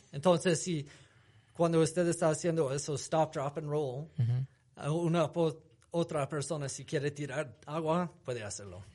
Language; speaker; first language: Spanish; non-native, fluent; English